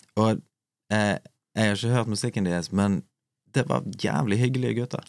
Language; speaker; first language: Norwegian; native; Norwegian